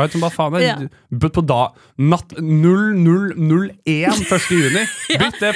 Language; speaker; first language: Norwegian; native; Norwegian